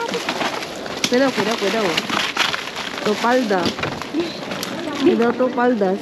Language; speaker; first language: Spanish; non-native, learner; Filipino